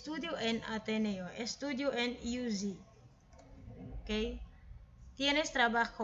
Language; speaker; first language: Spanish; non-native, fluent; Filipino